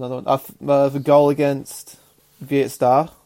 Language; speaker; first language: English; native; English